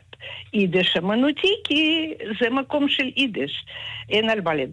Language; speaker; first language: Hebrew; non-native, fluent; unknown